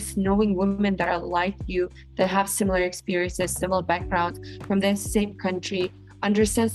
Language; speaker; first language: English; non-native, fluent; Kyrgyz